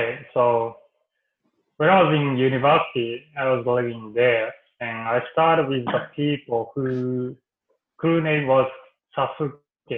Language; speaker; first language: English; non-native, learner; Japanese